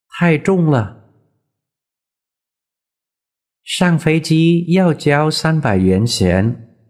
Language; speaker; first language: Chinese; non-native, fluent; Vietnamese